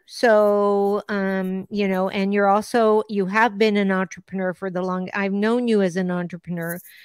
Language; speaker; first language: English; early bilingual, other home language; Spanish